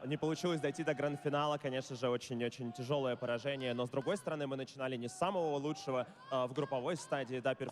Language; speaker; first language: Russian; native; Russian